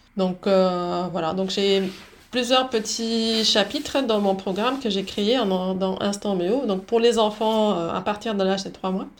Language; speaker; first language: French; early bilingual, other home language; Dutch